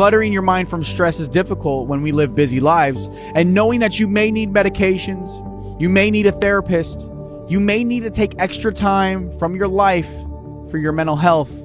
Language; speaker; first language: English; native; English